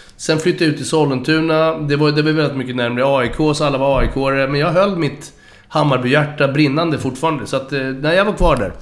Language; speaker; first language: Swedish; native; Swedish